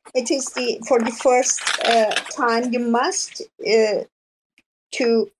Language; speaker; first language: English; non-native, learner; Persian